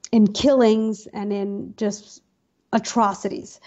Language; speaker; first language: English; native; English